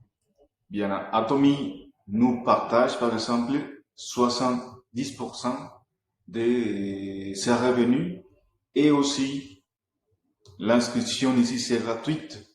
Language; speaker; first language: French; non-native, fluent; Spanish